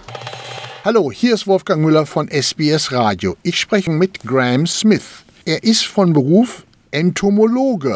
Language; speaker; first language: German; native; German